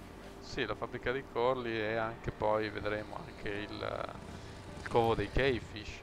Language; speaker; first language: Italian; native; Italian